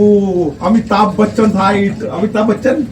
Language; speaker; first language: Hindi; native; Hindi